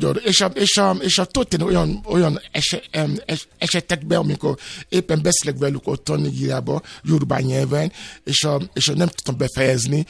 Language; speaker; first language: Hungarian; non-native, learner; Yoruba